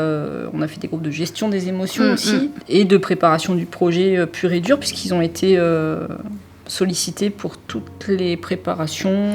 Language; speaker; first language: French; native; French